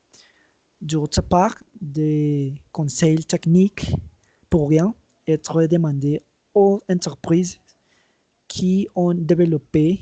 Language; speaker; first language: French; non-native, learner; Spanish